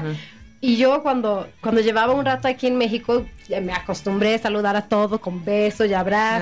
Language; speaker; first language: Spanish; non-native, fluent; Swedish